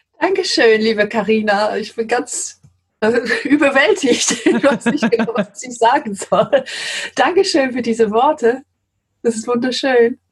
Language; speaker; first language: German; non-native, fluent; English